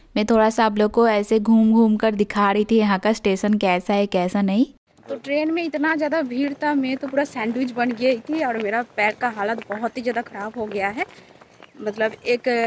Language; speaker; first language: Hindi; non-native, local second language; Bangla